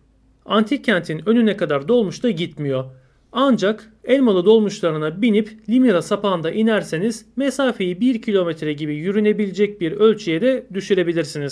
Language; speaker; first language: Turkish; native; Turkish